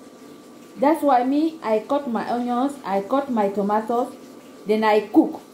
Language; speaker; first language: English; non-native, learner; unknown